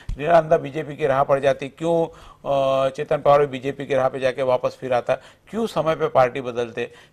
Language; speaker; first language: Hindi; native; Hindi